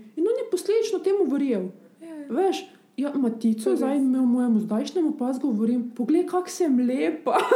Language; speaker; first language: Slovenian; early bilingual, other home language; Bosnian